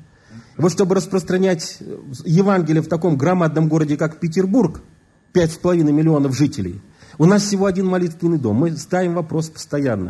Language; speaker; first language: Russian; native; Russian